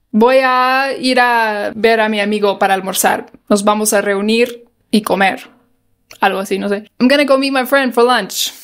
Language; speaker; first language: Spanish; non-native, fluent; English